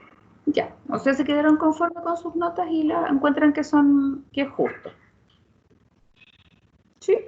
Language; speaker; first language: Spanish; native; Spanish